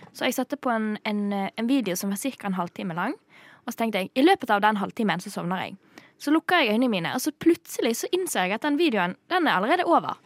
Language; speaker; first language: Norwegian; native; Norwegian